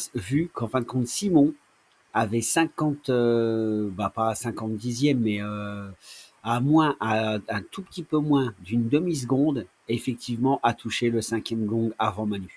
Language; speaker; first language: French; native; French